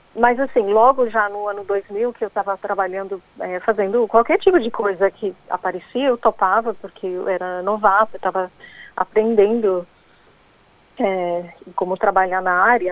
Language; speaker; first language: Portuguese; non-native, fluent; English